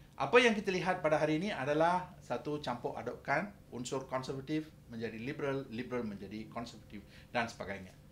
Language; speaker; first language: Malay; non-native, local second language; Tamil